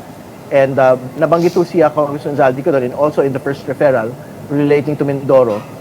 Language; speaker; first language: Filipino; native; Filipino